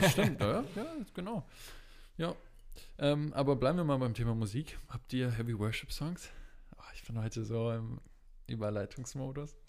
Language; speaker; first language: German; native; German